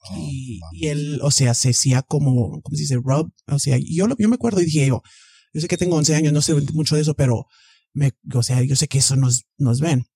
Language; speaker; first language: Spanish; early bilingual, heritage; Spanish